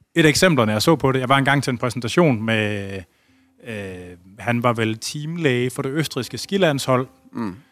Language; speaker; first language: Danish; native; Danish